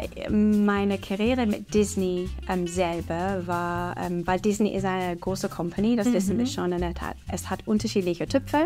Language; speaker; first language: German; non-native, fluent; English